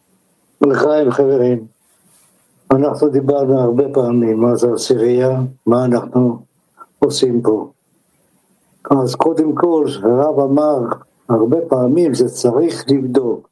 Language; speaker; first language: Hebrew; non-native, fluent; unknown